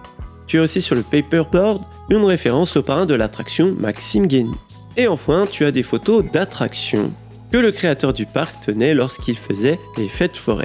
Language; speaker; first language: French; native; French